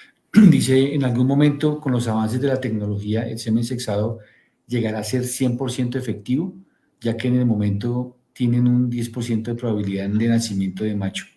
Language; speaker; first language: Spanish; native; Spanish